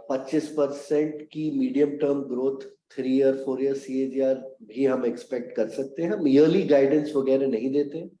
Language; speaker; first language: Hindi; native; Hindi